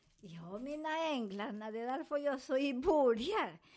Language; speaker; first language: Swedish; non-native, learner; Spanish